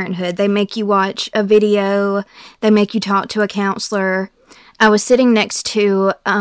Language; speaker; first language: English; native; English